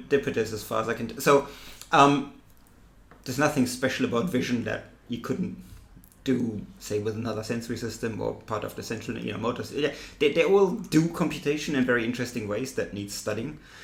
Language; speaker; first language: English; non-native, fluent; German